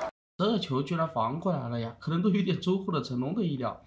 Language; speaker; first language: Chinese; native; Chinese